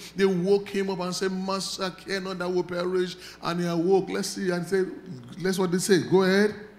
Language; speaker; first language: English; non-native, local second language; Yoruba